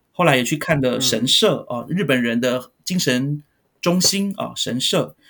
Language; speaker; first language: Chinese; native; Chinese